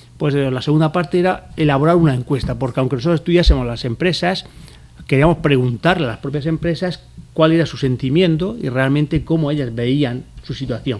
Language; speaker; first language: Spanish; native; Spanish